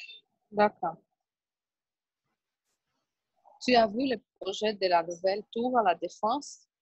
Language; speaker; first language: French; non-native, learner; Portuguese